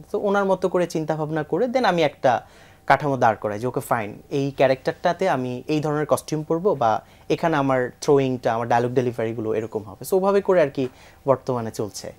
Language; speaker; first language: Bangla; native; Bangla